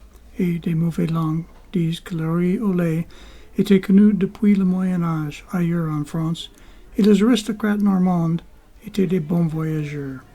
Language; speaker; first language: French; non-native, fluent; English